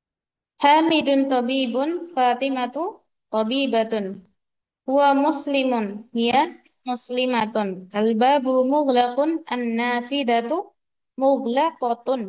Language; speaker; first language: Arabic; non-native, fluent; Indonesian